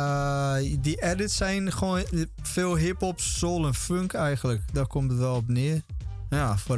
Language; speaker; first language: Dutch; native; Dutch